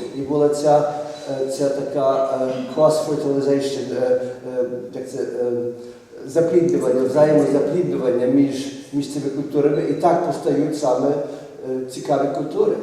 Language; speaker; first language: Ukrainian; early bilingual, heritage; Ukrainian